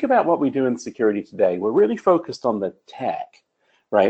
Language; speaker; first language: English; native; English